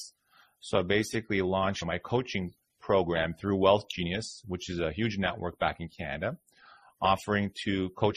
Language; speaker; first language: English; native; English